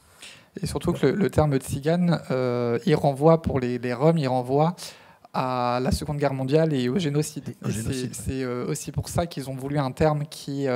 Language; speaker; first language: French; native; French